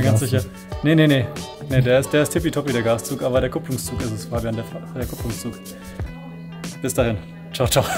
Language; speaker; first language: German; native; German